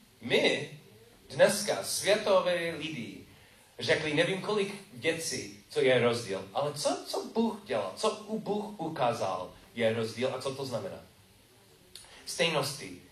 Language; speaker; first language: Czech; non-native, learner; English